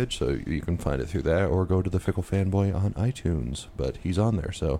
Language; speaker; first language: English; native; English